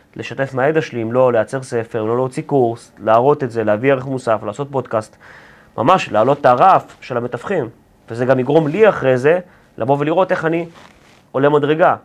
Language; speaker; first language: Hebrew; native; Hebrew